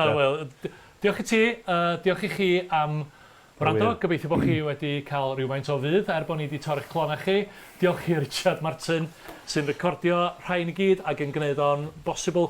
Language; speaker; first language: Welsh; native; Welsh